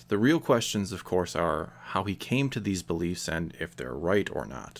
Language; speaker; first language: English; native; English